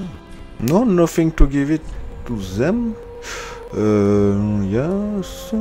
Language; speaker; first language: English; non-native, learner; French